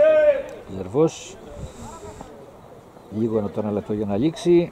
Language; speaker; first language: Greek; native; Greek